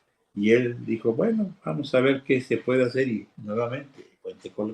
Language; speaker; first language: Spanish; native; Spanish